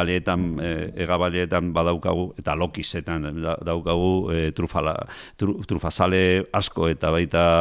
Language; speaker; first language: Basque; non-native, local second language; Spanish